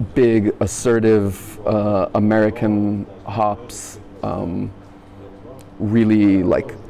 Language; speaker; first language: English; native; English